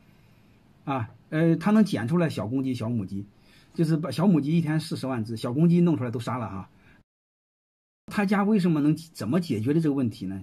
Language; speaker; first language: Chinese; native; Chinese